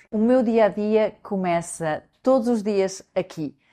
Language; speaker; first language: Portuguese; native; Portuguese